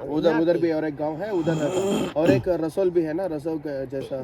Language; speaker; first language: Hindi; non-native, local second language; Kannada